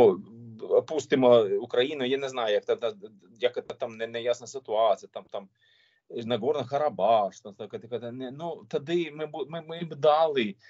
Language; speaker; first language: Ukrainian; non-native, learner; Swedish